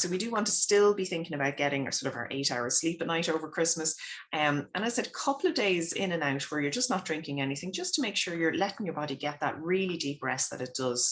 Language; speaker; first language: English; native; English